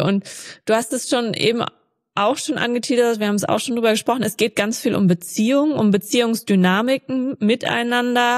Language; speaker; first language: German; native; German